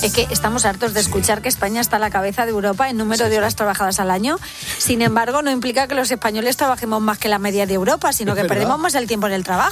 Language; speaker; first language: Spanish; native; Spanish